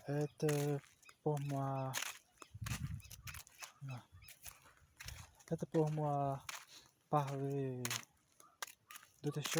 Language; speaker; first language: French; non-native, learner; Portuguese